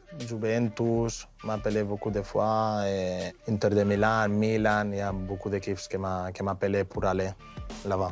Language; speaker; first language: French; non-native, fluent; Spanish